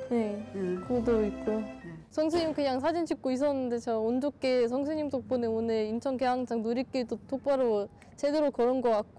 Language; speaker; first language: Korean; non-native, fluent; German